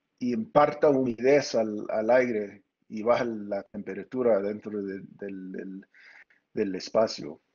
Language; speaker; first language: Spanish; early bilingual, heritage; Spanish